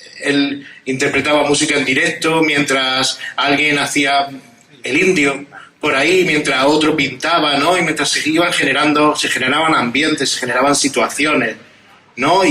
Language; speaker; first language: Spanish; native; Spanish